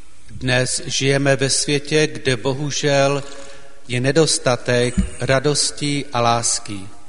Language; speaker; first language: Czech; native; Czech